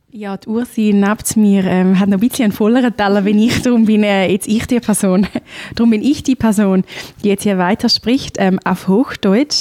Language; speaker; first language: German; native; German